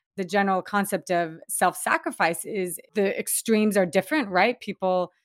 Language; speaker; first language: English; native; English